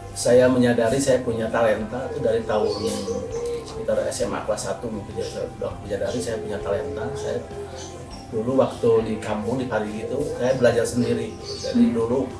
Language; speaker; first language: Indonesian; non-native, local second language; Sundanese